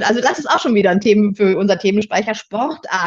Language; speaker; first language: German; native; German